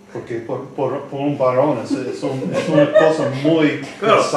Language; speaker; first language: Spanish; non-native, learner; English